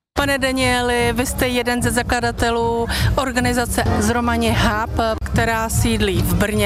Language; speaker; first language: Czech; native; Czech